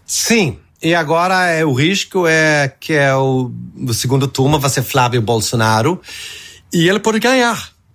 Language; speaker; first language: Portuguese; non-native, fluent; Swedish